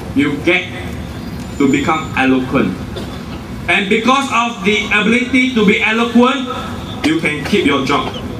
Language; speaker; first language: English; non-native, local second language; Chinese